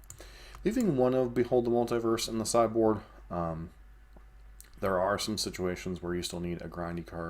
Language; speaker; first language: English; native; English